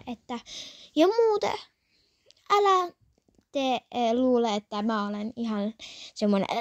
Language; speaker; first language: Finnish; early bilingual, other home language; Polish